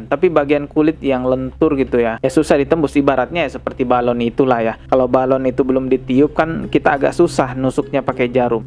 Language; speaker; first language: Indonesian; native; Indonesian